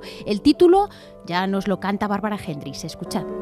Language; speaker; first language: Spanish; native; Spanish